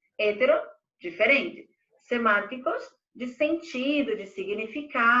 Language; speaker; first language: Spanish; non-native, fluent; Portuguese